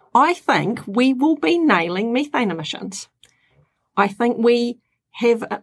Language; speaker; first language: English; native; English